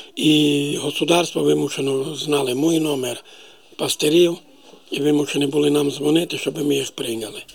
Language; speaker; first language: Ukrainian; non-native, local second language; Romany